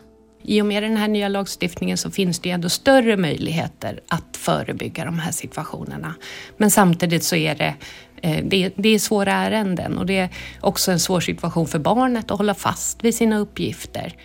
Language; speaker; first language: Swedish; native; Swedish